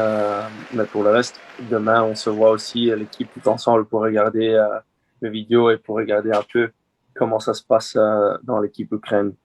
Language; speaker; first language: French; non-native, local second language; Dutch